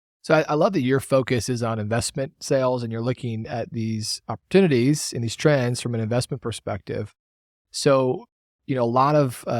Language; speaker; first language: English; native; English